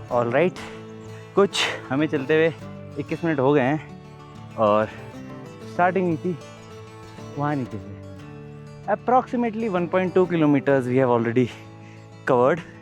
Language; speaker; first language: Hindi; native; Hindi